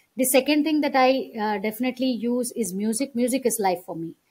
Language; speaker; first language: English; non-native, local second language; Gujarati